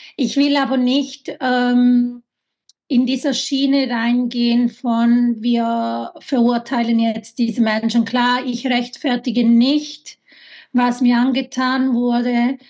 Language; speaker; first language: German; early bilingual, other home language; Italian